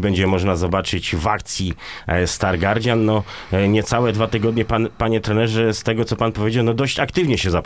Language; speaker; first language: Polish; native; Polish